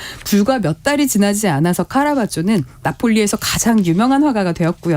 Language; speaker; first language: Korean; native; Korean